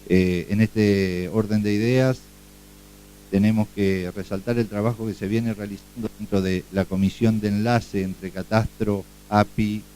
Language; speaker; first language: Spanish; native; Spanish